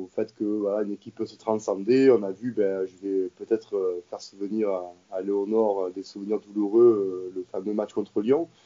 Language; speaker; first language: French; native; French